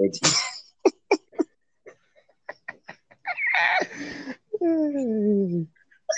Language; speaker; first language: English; non-native, local second language; Yoruba